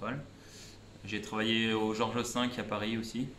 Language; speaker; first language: French; native; French